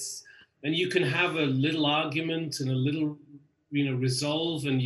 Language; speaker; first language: English; native; English